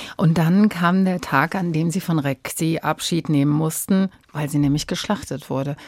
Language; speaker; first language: German; native; German